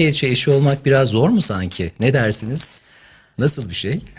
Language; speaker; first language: Turkish; native; Turkish